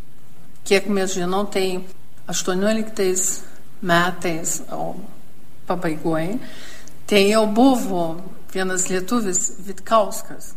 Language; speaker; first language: Lithuanian; early bilingual, heritage; Lithuanian